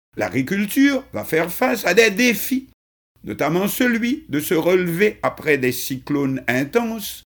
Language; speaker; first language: French; non-native, local second language; Haitian Creole